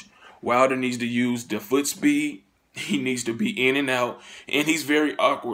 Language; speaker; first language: English; native; English